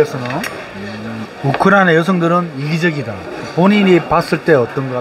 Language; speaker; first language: Korean; native; Korean